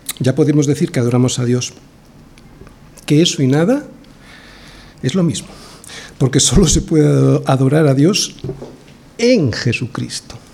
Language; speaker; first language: Spanish; native; Spanish